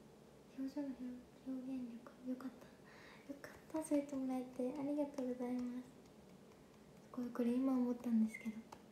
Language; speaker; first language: Japanese; native; Japanese